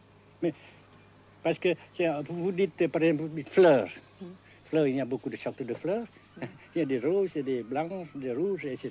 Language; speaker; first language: French; non-native, local second language; Vietnamese